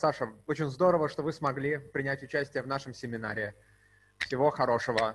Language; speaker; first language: Russian; native; Russian